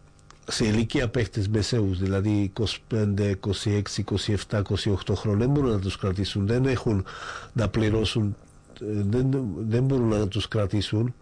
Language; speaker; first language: Greek; non-native, fluent; Slovak